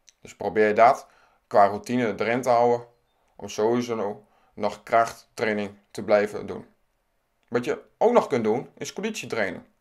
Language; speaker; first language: Dutch; native; Dutch